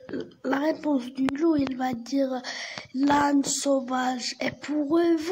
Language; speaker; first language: French; non-native, learner; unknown